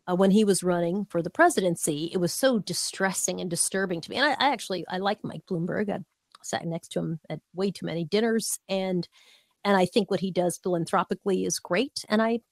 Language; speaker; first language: English; native; English